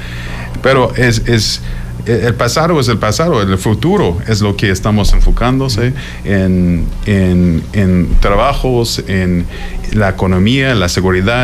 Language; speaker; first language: Spanish; non-native, fluent; English